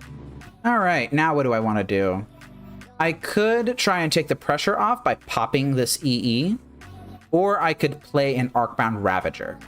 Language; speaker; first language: English; native; English